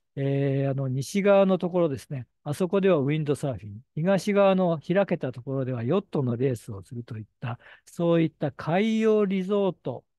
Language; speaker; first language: Japanese; native; Japanese